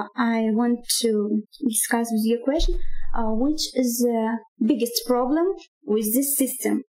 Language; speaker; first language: English; non-native, learner; Russian